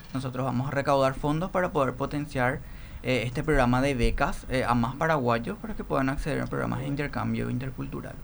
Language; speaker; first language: Spanish; native; Spanish